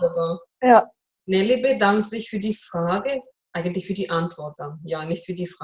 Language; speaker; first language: German; non-native, fluent; Russian